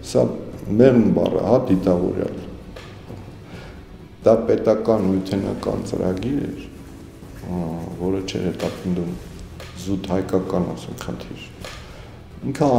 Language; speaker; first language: Armenian; native; Armenian